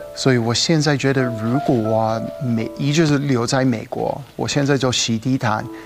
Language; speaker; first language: Chinese; non-native, fluent; English